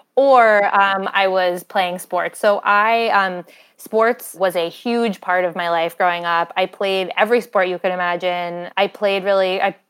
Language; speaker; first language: English; native; English